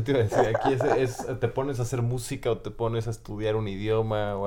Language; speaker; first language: Spanish; native; Spanish